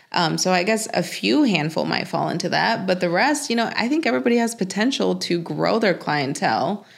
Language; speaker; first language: English; early bilingual, other home language; Spanish